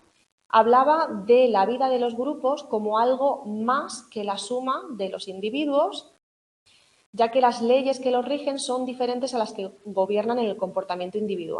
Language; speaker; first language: Spanish; native; Spanish